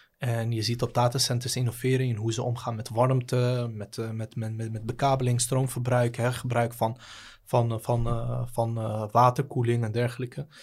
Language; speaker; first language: Dutch; native; Dutch